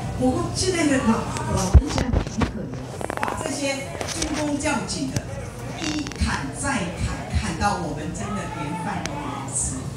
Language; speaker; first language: Chinese; non-native, local second language; Hakka Chinese